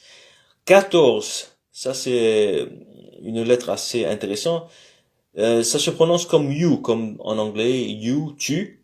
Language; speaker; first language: French; native; French